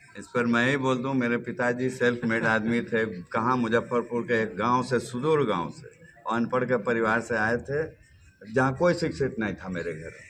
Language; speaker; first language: Hindi; native; Hindi